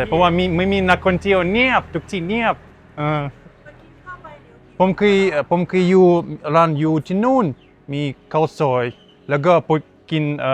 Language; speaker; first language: Thai; non-native, learner; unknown